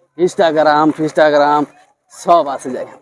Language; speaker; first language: Hindi; non-native, local second language; Bangla